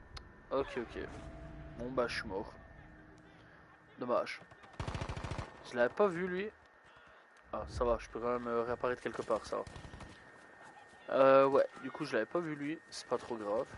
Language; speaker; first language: French; native; French